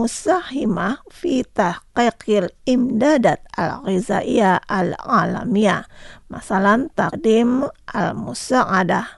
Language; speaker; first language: Arabic; non-native, fluent; Indonesian